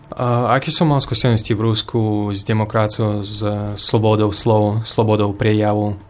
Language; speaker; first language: Slovak; non-native, fluent; Russian